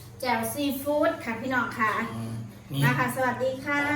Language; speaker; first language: Thai; non-native, local second language; Lao